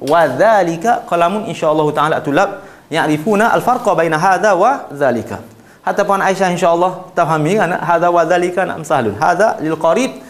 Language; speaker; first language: Arabic; non-native, fluent; Malay